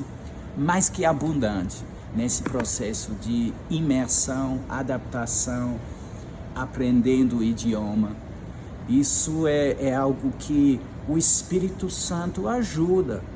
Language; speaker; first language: Portuguese; non-native, fluent; English